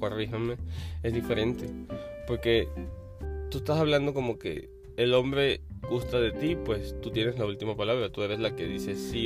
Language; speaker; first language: Spanish; native; Spanish